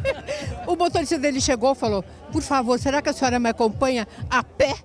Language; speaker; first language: Portuguese; native; Portuguese